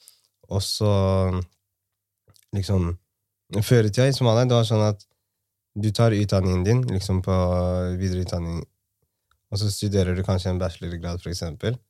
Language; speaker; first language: Norwegian; early bilingual, other home language; Somali